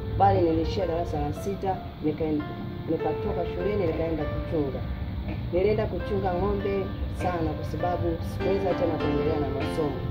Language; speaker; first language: Swahili; non-native, local second language; Masai